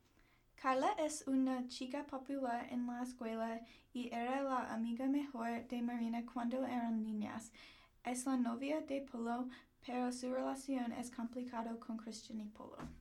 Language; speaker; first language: Spanish; non-native, learner; English